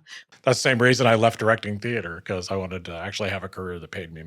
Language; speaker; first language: English; native; English